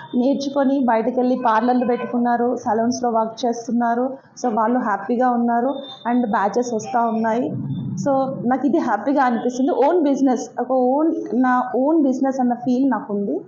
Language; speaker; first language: Telugu; native; Telugu